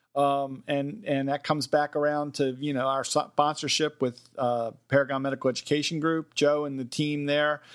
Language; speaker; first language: English; native; English